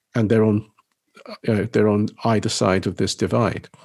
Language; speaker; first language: English; native; English